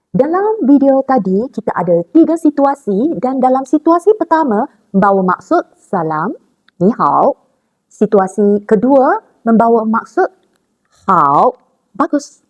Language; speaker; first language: Malay; non-native, local second language; Chinese